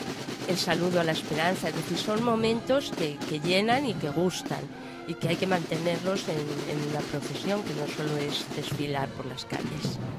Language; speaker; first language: Spanish; native; Spanish